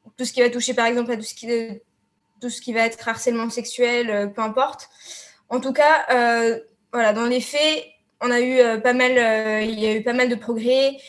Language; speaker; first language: French; non-native, local second language; Arabic